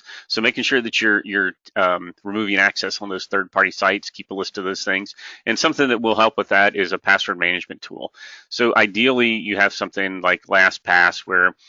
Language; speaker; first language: English; native; English